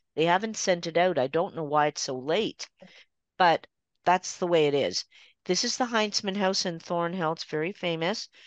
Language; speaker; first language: English; native; English